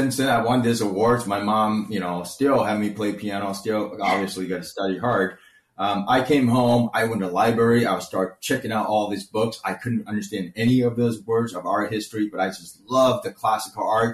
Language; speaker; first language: English; early bilingual, other home language; Chinese